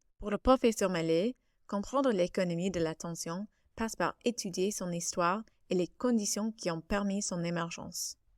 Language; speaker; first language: French; native; French